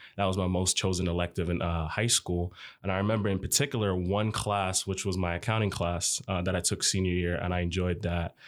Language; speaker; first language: English; early bilingual, other home language; Arabic